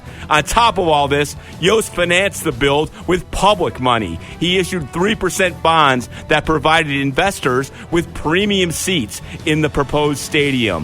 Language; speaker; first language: English; native; English